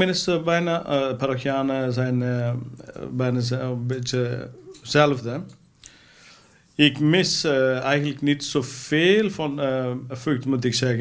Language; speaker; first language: Dutch; non-native, fluent; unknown